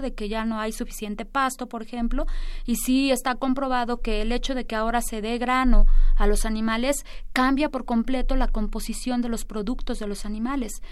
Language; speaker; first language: Spanish; native; Spanish